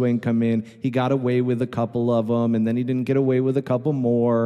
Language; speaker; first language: English; native; English